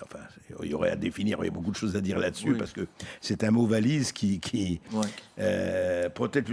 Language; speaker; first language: French; native; French